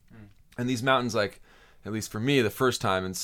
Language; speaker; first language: English; native; English